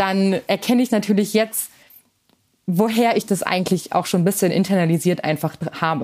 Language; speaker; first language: German; native; German